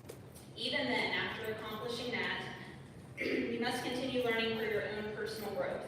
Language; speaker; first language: English; native; English